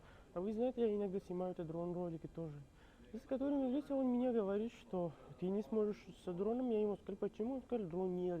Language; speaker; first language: Russian; non-native, learner; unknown